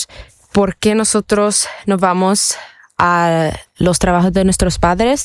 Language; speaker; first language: Spanish; early bilingual, heritage; Spanish